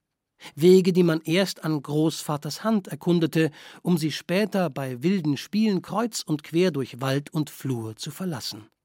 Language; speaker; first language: German; native; German